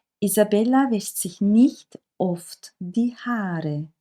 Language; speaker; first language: German; non-native, fluent; Turkish